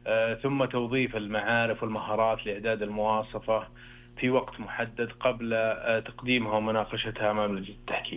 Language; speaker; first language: Arabic; native; Arabic